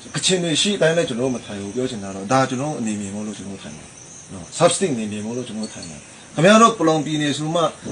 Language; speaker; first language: Burmese; non-native, local second language; Kachin